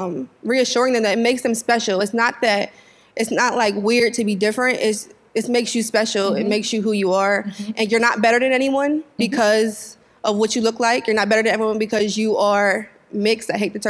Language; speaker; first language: English; native; English